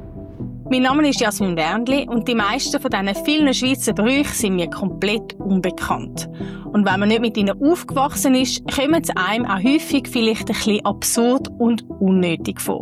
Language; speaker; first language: German; native; German